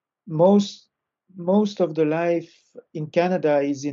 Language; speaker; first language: English; non-native, fluent; French